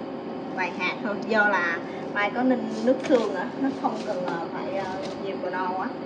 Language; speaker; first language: Vietnamese; native; Vietnamese